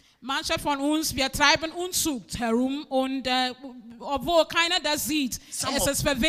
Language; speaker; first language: German; non-native, fluent; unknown